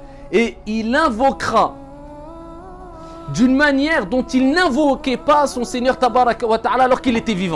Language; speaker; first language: French; native; French